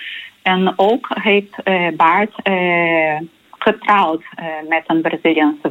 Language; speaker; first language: Dutch; non-native, fluent; Portuguese